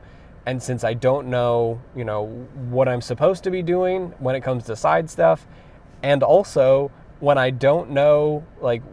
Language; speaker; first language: English; native; English